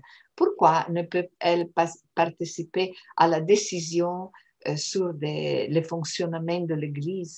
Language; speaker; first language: French; non-native, fluent; Italian